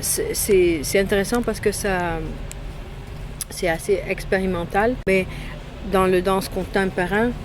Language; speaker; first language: French; non-native, fluent; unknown